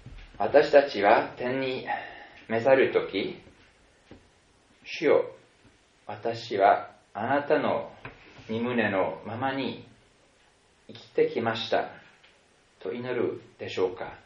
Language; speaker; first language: Japanese; non-native, fluent; German